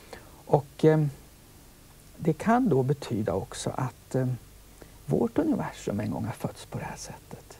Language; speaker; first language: Swedish; native; Swedish